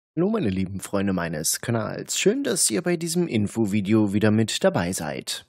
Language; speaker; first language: German; native; German